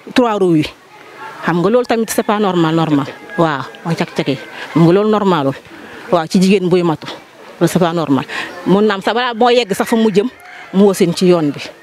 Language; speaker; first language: Wolof; non-native, local second language; Jola-Fonyi